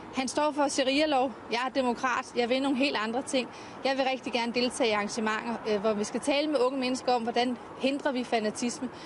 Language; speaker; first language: Danish; native; Danish